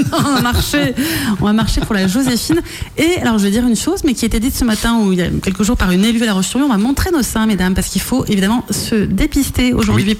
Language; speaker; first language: French; native; French